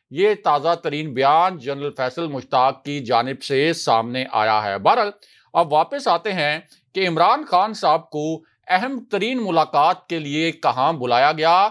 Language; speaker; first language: Urdu; native; Urdu